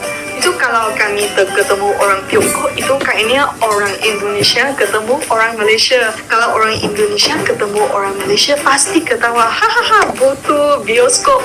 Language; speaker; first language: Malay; non-native, local second language; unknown